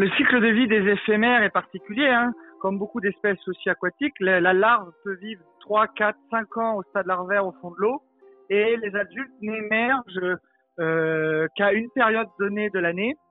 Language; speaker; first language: French; native; French